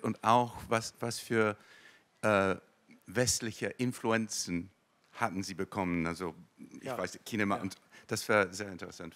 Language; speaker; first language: German; non-native, learner; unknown